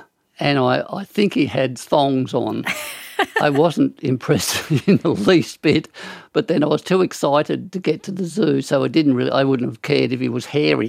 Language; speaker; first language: English; native; English